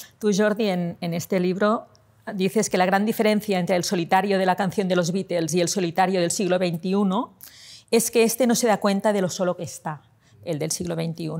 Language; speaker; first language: Spanish; non-native, local second language; Catalan